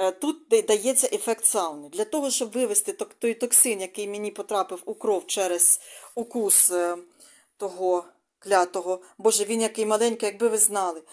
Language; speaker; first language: Ukrainian; non-native, local second language; Russian